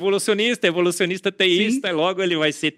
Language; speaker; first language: Portuguese; native; Portuguese